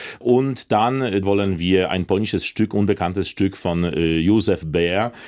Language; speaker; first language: German; non-native, fluent; Polish